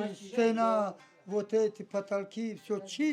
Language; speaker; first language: Russian; non-native, learner; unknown